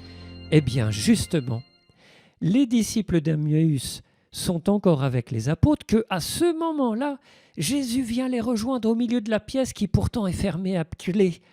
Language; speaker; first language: French; native; French